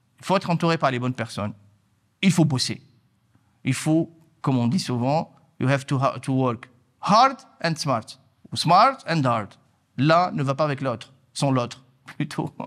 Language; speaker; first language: French; non-native, local second language; Arabic